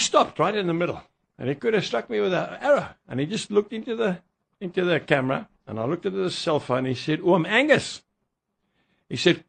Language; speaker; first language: English; native; English